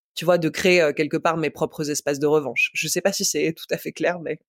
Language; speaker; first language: French; native; French